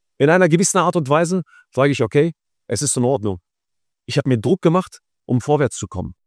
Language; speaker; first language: German; early bilingual, other home language; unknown